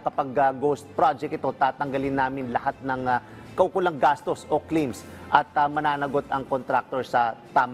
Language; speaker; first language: Filipino; native; Filipino